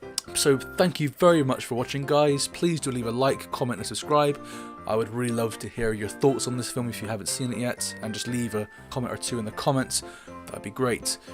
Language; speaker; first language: English; native; English